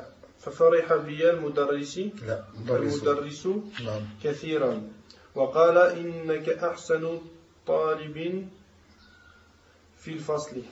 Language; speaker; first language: Arabic; non-native, learner; French